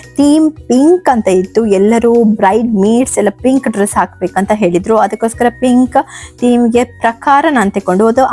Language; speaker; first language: Kannada; non-native, local second language; Tulu